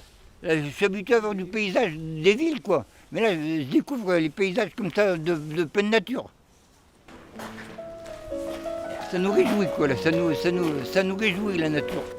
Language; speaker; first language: French; native; French